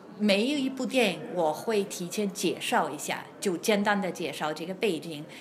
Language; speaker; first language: Chinese; non-native, fluent; German